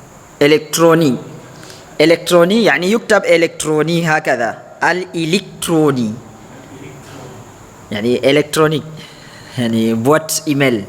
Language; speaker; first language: Arabic; non-native, fluent; Fula